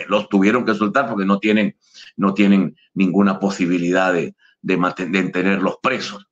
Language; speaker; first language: Spanish; native; Spanish